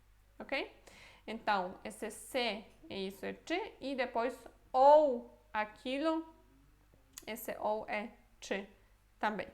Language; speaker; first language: Portuguese; non-native, fluent; Polish